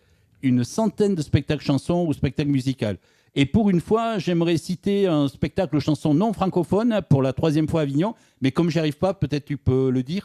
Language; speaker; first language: French; native; French